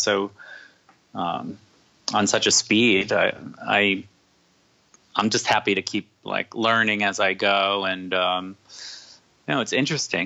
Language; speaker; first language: English; native; English